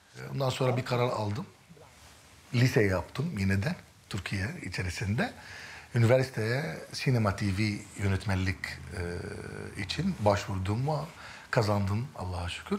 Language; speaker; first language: Turkish; non-native, fluent; Arabic